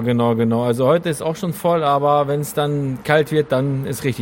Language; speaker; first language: German; native; German